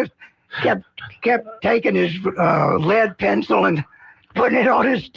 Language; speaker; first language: English; native; English